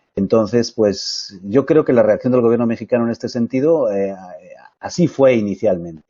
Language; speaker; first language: Spanish; native; Spanish